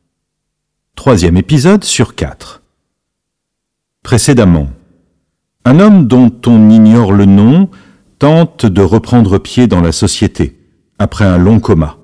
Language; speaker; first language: French; native; French